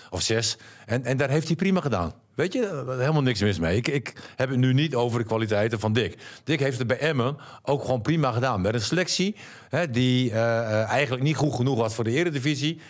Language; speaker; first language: Dutch; native; Dutch